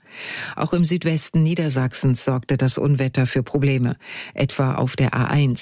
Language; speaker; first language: German; native; German